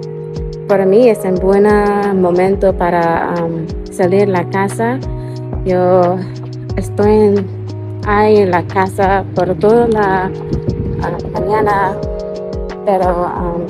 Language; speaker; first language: Spanish; non-native, learner; English